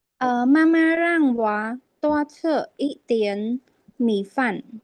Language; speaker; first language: Chinese; non-native, learner; Khmer